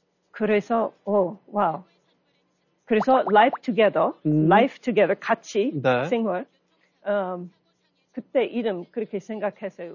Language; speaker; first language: Korean; non-native, learner; English